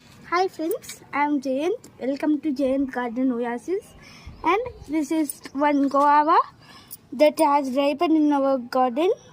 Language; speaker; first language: English; non-native, local second language; Telugu